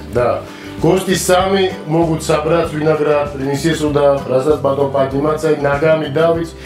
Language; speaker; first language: Russian; non-native, fluent; Georgian